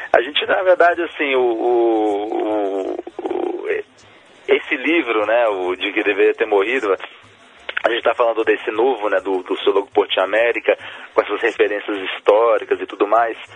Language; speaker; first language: Portuguese; native; Portuguese